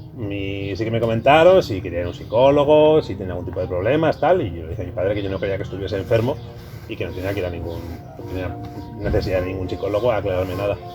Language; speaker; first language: Spanish; native; Spanish